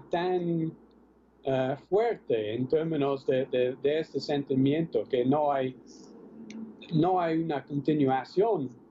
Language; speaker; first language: Spanish; non-native, fluent; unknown